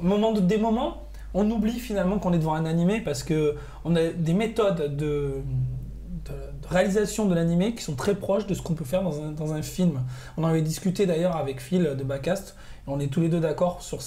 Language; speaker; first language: French; native; French